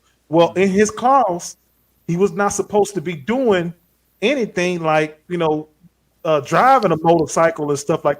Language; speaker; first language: English; native; English